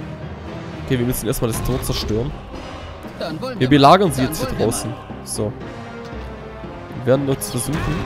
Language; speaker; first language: German; native; German